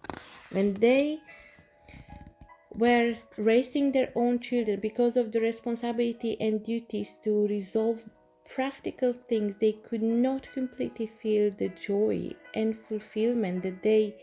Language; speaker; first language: English; non-native, fluent; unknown